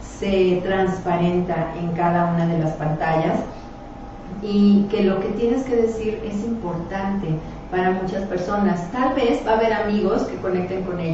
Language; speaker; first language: Spanish; native; Spanish